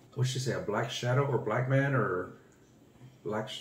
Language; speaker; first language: English; native; English